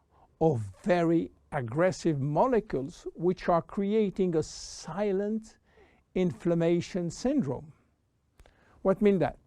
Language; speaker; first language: English; non-native, fluent; French